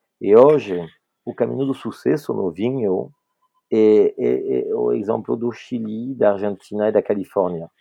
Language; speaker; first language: Portuguese; non-native, fluent; French